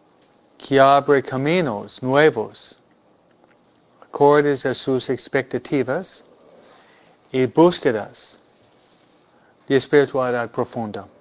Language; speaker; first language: Spanish; non-native, fluent; English